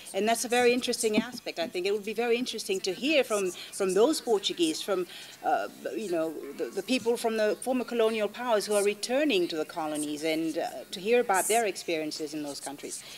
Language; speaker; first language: English; non-native, fluent; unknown